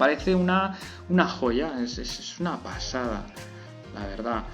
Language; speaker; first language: Spanish; native; Spanish